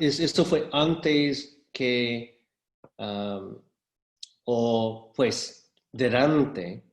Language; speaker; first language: Spanish; non-native, fluent; English